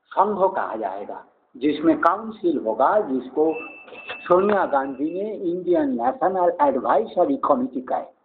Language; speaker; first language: Hindi; native; Hindi